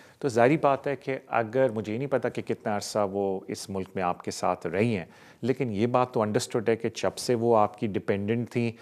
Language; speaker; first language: Urdu; native; Urdu